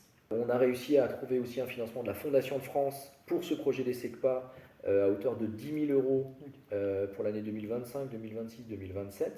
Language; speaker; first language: French; native; French